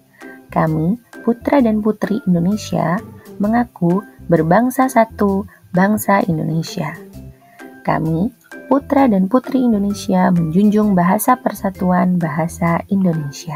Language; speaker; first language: Indonesian; native; Indonesian